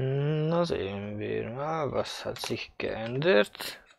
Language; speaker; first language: German; non-native, fluent; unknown